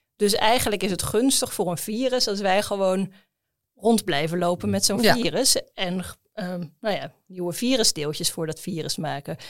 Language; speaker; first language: Dutch; native; Dutch